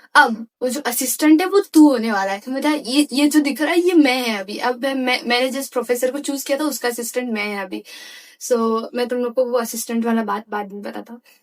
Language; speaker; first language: Hindi; non-native, local second language; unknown